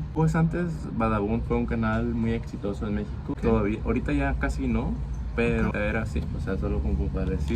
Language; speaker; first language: Spanish; native; Spanish